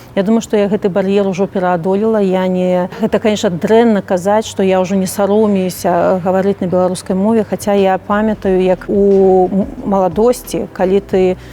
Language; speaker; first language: Belarusian; non-native, local second language; Russian